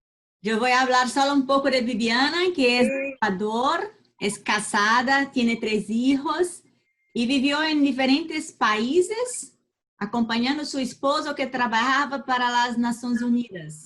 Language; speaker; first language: Spanish; non-native, learner; Portuguese